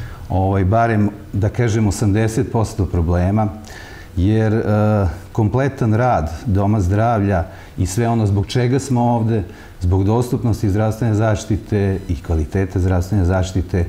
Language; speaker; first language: Serbian; native; Serbian